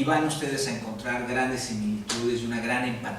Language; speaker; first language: Spanish; native; Spanish